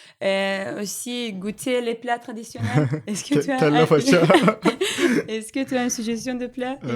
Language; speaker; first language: French; non-native, fluent; Turkish